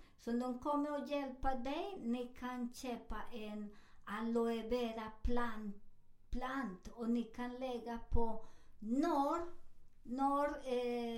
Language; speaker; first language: Swedish; non-native, fluent; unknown